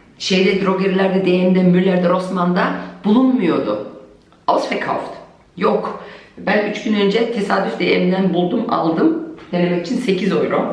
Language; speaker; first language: Turkish; early bilingual, heritage; Turkish